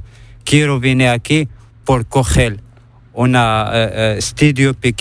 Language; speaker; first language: Spanish; non-native, learner; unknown